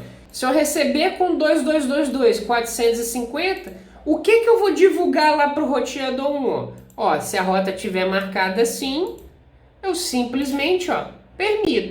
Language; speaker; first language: Portuguese; native; Portuguese